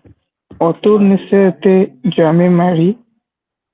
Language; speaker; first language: French; non-native, learner; Hindi